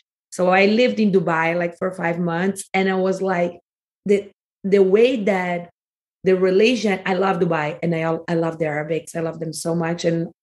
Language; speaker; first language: English; non-native, fluent; Portuguese